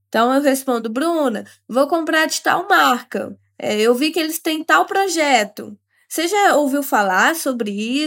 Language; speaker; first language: Portuguese; native; Portuguese